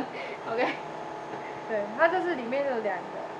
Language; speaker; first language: Chinese; native; Chinese